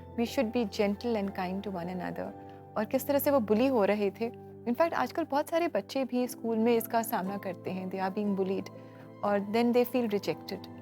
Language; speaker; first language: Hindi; native; Hindi